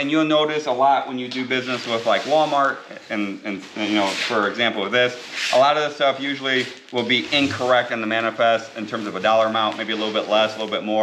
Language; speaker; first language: English; native; English